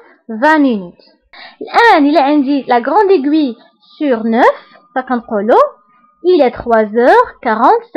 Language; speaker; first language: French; non-native, local second language; Arabic